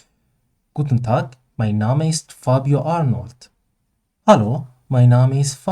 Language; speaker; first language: German; non-native, learner; Persian